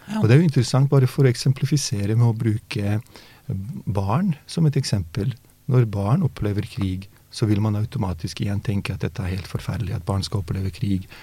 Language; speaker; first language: Norwegian; early bilingual, other home language; Bosnian